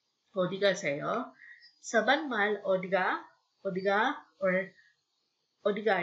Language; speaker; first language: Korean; non-native, fluent; Filipino